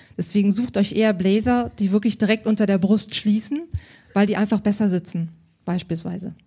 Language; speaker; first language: German; native; German